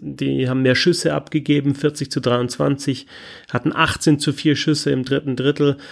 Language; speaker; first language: German; native; German